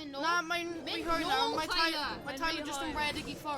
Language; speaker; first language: Welsh; non-native, local second language; English